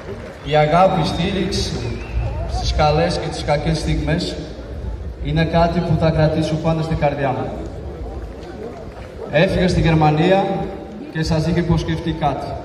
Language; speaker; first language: Greek; non-native, fluent; Portuguese